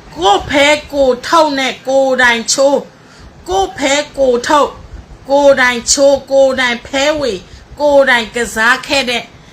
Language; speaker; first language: Burmese; non-native, local second language; S'gaw Karen